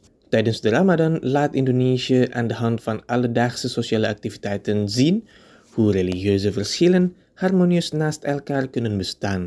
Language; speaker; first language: Dutch; non-native, fluent; Indonesian